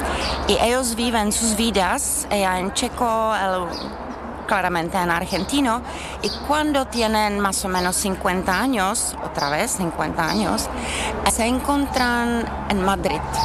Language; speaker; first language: Spanish; non-native, learner; Czech